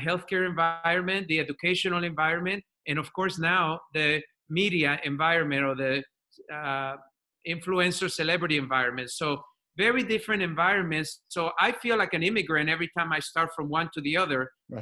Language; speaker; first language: English; non-native, fluent; Spanish